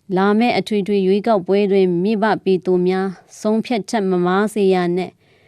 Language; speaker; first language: Burmese; non-native, local second language; Tedim Chin